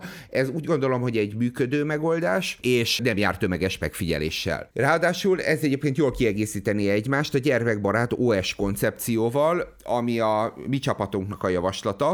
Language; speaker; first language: Hungarian; native; Hungarian